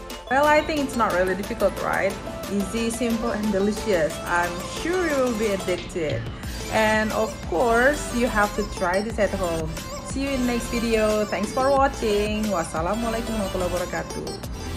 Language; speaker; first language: English; non-native, fluent; Indonesian